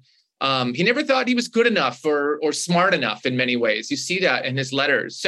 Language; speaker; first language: English; native; English